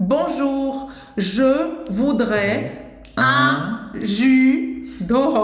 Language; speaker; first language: French; non-native, fluent; Portuguese